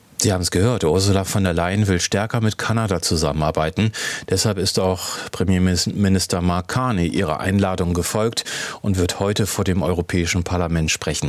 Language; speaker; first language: German; native; German